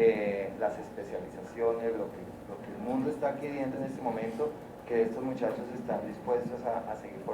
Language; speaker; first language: Spanish; native; Spanish